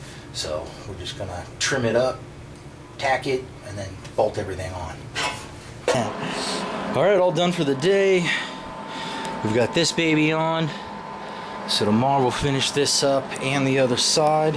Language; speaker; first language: English; native; English